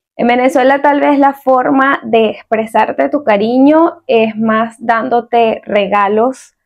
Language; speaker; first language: Spanish; native; Spanish